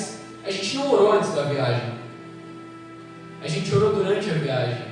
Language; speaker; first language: Portuguese; native; Portuguese